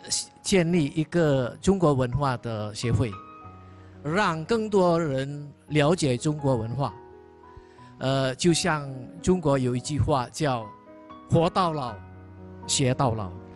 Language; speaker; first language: Chinese; non-native, fluent; Indonesian